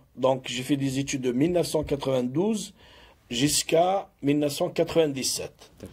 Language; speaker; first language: French; non-native, local second language; Arabic